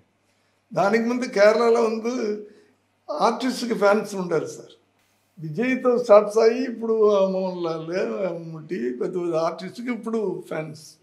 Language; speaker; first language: Telugu; non-native, learner; Tamil